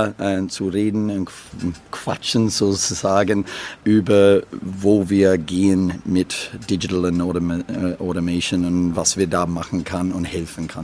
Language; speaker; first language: German; non-native, learner; English